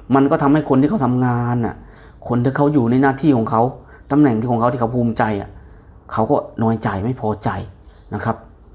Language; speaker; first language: Thai; native; Thai